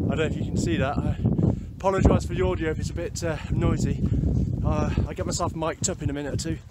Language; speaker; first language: English; native; English